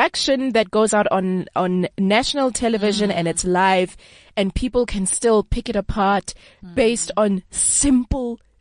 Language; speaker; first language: English; non-native, local second language; Southern Sotho